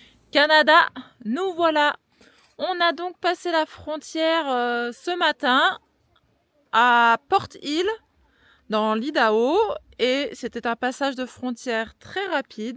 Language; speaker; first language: French; native; French